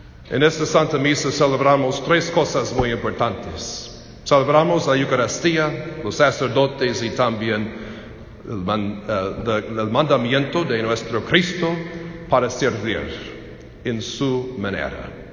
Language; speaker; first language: Spanish; non-native, learner; English